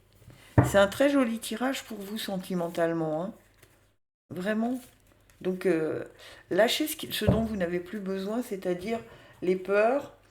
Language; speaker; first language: French; native; French